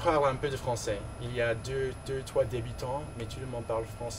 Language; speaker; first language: French; non-native, local second language; English